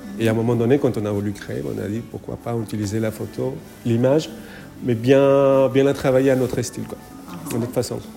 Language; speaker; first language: French; non-native, fluent; Spanish